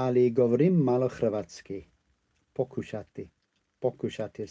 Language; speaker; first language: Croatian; non-native, learner; English